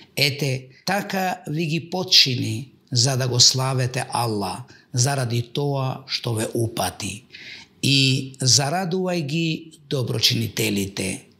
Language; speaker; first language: Macedonian; non-native, local second language; Albanian